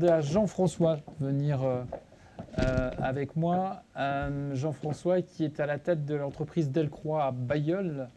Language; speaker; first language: French; native; French